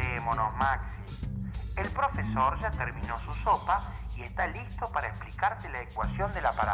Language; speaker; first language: Spanish; native; Spanish